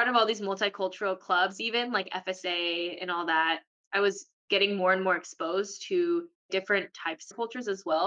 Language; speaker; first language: English; early bilingual, other home language; Korean